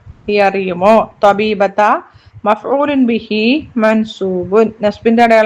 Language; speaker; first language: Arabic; non-native, fluent; Malayalam